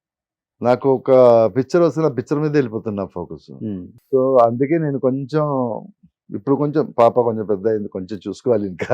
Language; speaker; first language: Telugu; non-native, local second language; Malayalam